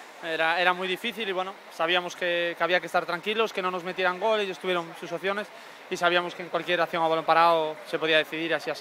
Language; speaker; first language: Spanish; native; Spanish